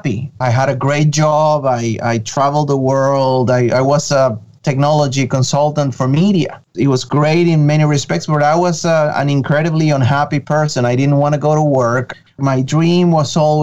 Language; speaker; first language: English; non-native, fluent; Spanish